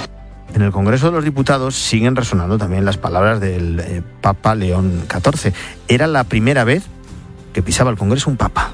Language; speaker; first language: Spanish; native; Spanish